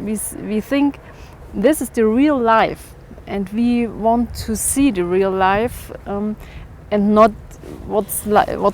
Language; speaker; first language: English; non-native, learner; German